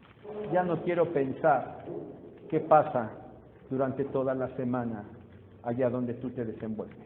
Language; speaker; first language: Spanish; native; Spanish